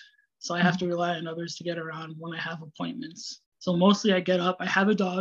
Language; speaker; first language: English; native; English